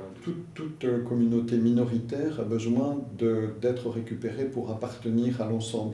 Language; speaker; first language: French; native; French